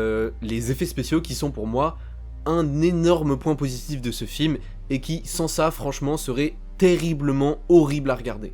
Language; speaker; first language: French; native; French